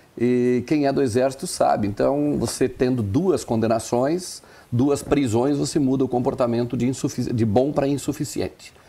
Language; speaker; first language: Portuguese; non-native, local second language; German